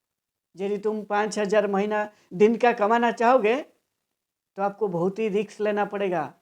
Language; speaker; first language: Hindi; non-native, local second language; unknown